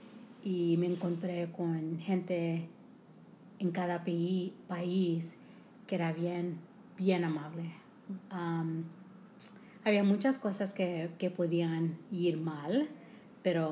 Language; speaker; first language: Spanish; early bilingual, heritage; English